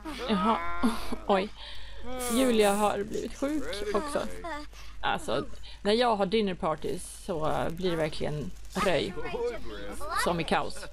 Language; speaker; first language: Swedish; native; Swedish